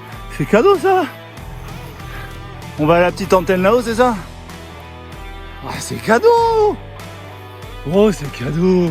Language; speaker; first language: French; native; French